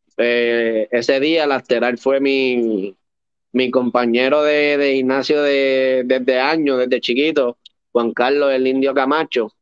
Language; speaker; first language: Spanish; native; Spanish